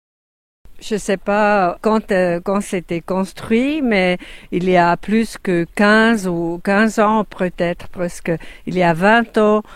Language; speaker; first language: French; non-native, fluent; German